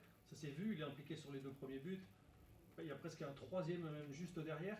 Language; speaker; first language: French; native; French